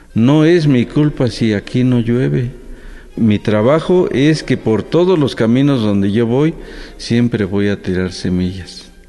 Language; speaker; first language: Spanish; non-native, local second language; Mixtepec Mixtec